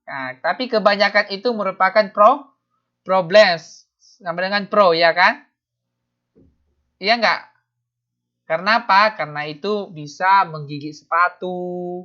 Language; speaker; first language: Indonesian; native; Indonesian